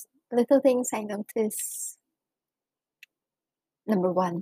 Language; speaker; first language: English; non-native, local second language; Chinese